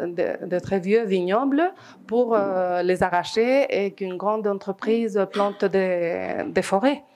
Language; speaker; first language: French; non-native, fluent; Spanish